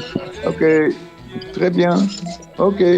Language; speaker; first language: French; non-native, fluent; Dutch